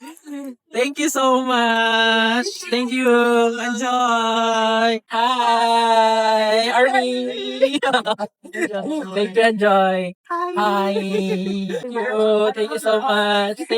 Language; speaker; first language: English; non-native, local second language; Filipino